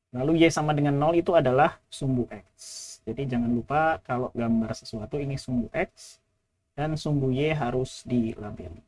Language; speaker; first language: Indonesian; native; Indonesian